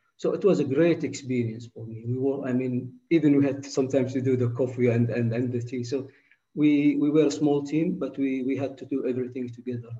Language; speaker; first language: English; non-native, fluent; Arabic